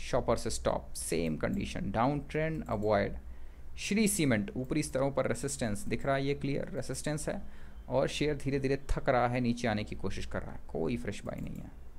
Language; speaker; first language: Hindi; native; Hindi